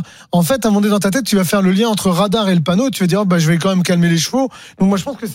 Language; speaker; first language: French; native; French